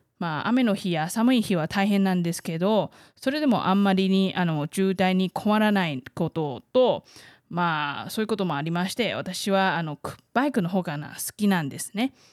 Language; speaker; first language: Japanese; non-native, fluent; Chinese